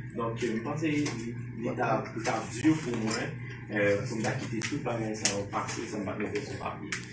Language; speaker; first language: French; non-native, local second language; Haitian Creole